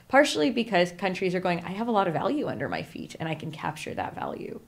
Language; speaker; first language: English; native; English